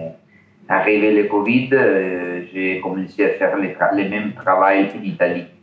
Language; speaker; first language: French; non-native, learner; Italian